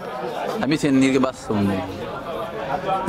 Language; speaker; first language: German; non-native, fluent; Spanish